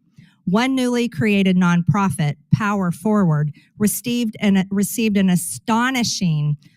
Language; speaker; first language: English; native; English